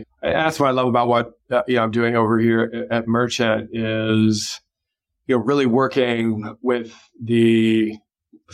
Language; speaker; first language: English; native; English